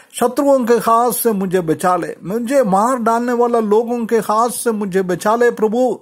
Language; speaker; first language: Hindi; non-native, local second language; Malayalam